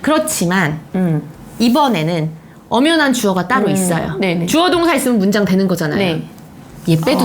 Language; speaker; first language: Korean; native; Korean